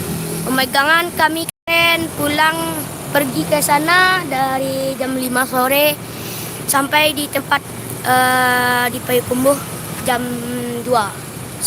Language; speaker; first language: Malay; non-native, local second language; Minangkabau